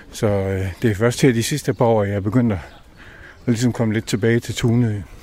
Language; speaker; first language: Danish; native; Danish